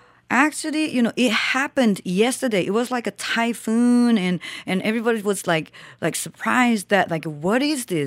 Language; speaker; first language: English; non-native, fluent; Japanese